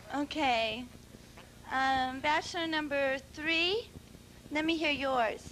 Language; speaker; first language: English; native; English